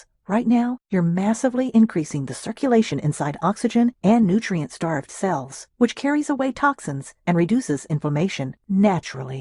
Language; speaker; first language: English; native; English